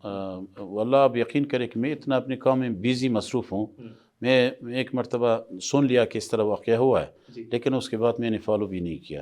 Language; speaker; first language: Hindi; non-native, fluent; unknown